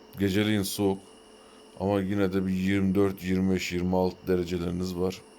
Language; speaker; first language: Turkish; early bilingual, heritage; Turkish